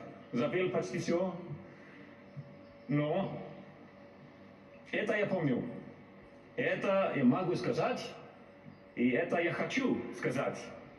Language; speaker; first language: Russian; non-native, learner; Icelandic